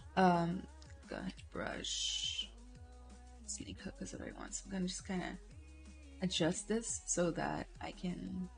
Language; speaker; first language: English; non-native, fluent; Portuguese